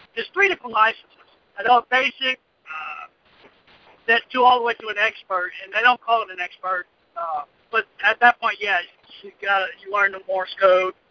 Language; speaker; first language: English; native; English